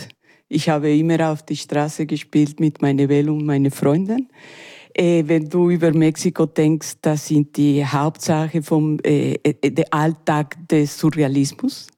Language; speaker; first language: German; non-native, learner; Spanish